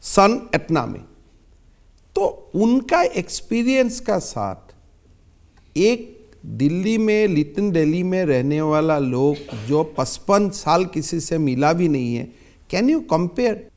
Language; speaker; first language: Hindi; non-native, local second language; Assamese